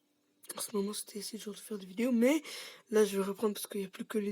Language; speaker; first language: French; native; French